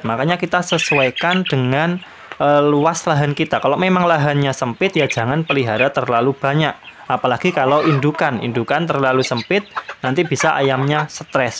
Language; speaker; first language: Indonesian; native; Indonesian